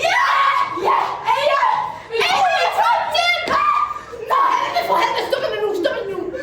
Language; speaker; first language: Danish; non-native, learner; Icelandic